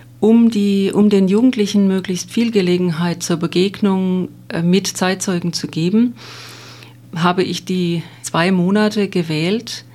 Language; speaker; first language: German; native; German